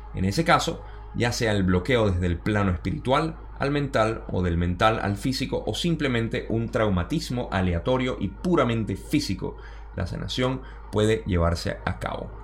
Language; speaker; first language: Spanish; early bilingual, heritage; Spanish